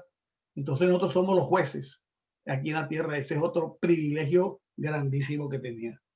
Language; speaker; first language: Spanish; native; Spanish